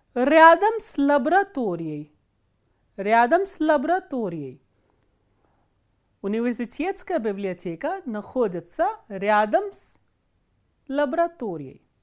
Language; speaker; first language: Russian; non-native, fluent; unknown